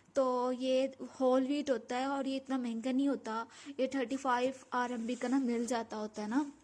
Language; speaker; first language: Urdu; non-native, local second language; Punjabi